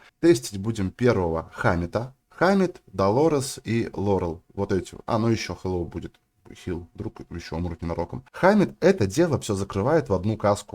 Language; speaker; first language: Russian; native; Russian